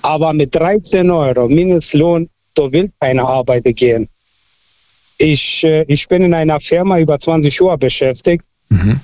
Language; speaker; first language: German; non-native, fluent; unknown